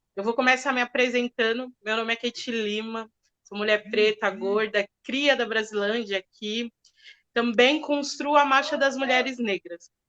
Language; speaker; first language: Portuguese; native; Portuguese